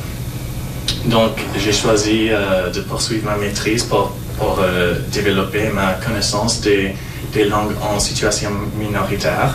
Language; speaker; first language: French; non-native, local second language; English